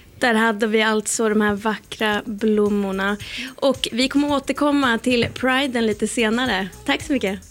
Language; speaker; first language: Swedish; native; Swedish